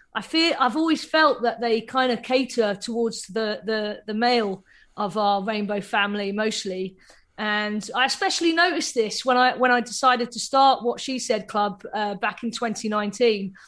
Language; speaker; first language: English; native; English